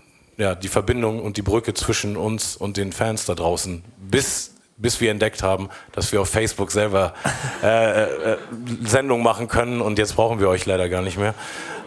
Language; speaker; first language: German; native; German